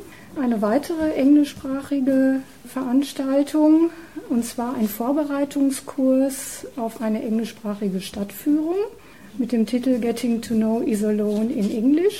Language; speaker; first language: German; native; German